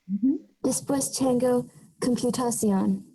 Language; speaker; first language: Spanish; non-native, learner; English